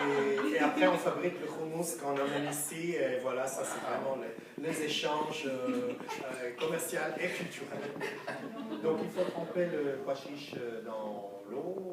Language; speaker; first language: French; non-native, fluent; Hebrew